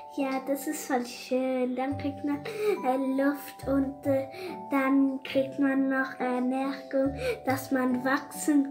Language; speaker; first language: German; early bilingual, other home language; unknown